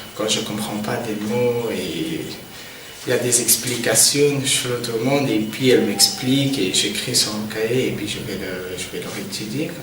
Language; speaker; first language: French; non-native, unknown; Persian